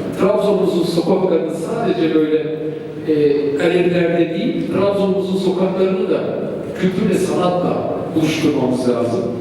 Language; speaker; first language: Turkish; native; Turkish